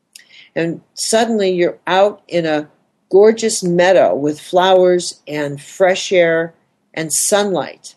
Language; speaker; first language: English; native; English